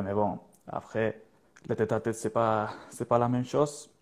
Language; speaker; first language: French; non-native, learner; Spanish